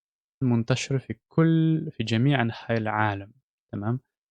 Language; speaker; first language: Arabic; non-native, fluent; Russian